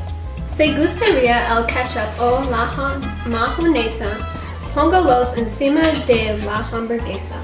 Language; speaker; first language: Spanish; non-native, learner; English